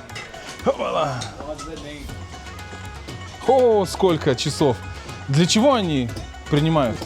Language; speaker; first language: Russian; native; Russian